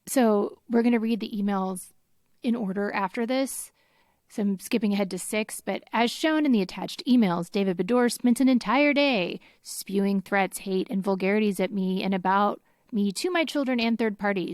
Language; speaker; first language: English; native; English